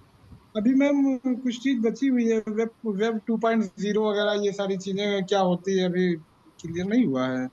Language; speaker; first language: Hindi; native; Hindi